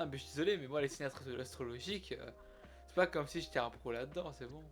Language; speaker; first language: French; native; French